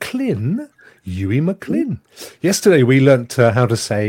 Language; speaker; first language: English; native; English